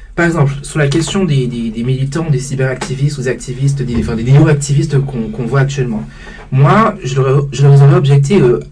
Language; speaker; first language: French; native; French